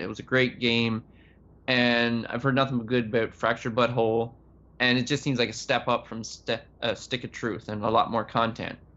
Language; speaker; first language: English; native; English